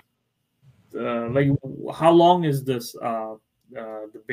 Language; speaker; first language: English; non-native, local second language; Bangla